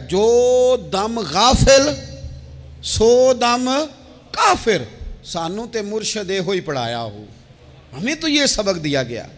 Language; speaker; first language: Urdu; non-native, local second language; Punjabi